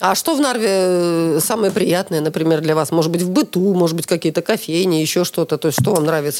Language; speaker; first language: Russian; native; Russian